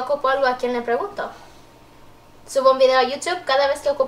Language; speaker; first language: Spanish; early bilingual, heritage; Spanish